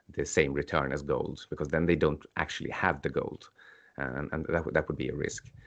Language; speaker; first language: English; non-native, fluent; Swedish